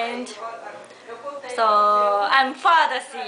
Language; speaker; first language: English; non-native, learner; Japanese